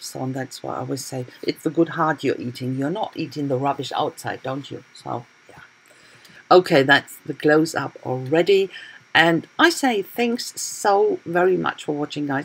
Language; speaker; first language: English; non-native, fluent; German